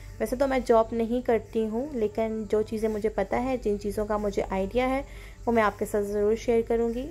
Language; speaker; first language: Urdu; native; Urdu